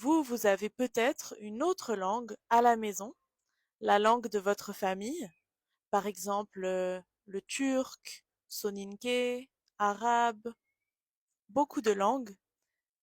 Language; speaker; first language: French; native; French